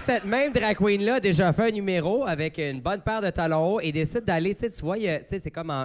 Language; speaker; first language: French; native; French